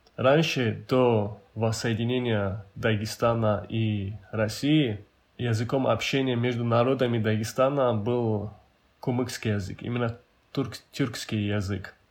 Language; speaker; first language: Russian; non-native, local second language; Avaric